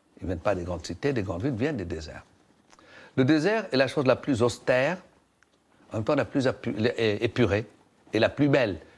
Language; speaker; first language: French; non-native, local second language; Arabic